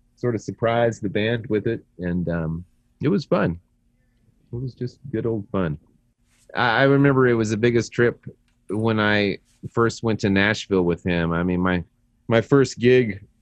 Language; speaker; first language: English; native; English